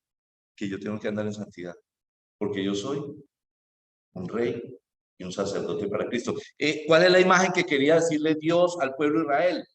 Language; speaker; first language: Spanish; native; Spanish